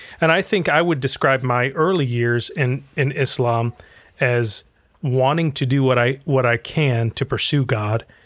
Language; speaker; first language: English; early bilingual, other home language; Arabic